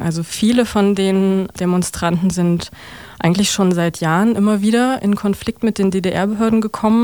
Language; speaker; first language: German; native; German